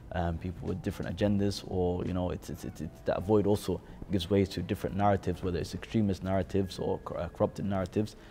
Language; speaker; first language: English; native; English